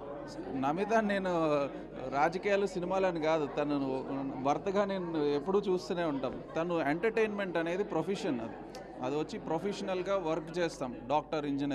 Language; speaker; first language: Telugu; native; Telugu